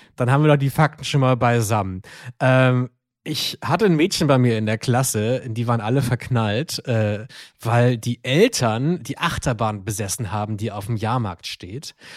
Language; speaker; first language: German; native; German